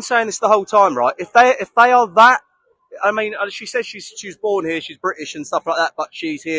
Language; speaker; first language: English; native; English